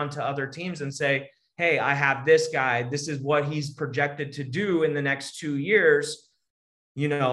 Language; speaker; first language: English; native; English